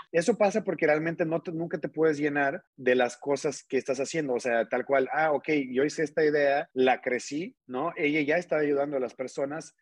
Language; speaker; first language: Spanish; non-native, fluent; Russian